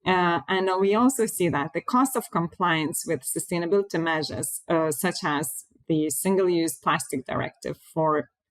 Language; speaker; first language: English; non-native, fluent; Lithuanian